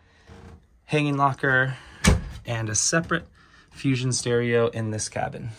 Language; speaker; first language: English; native; English